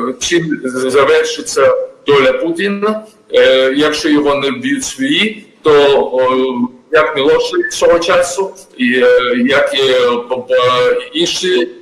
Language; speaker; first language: Ukrainian; non-native, learner; Georgian